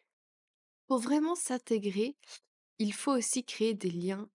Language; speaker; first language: French; native; French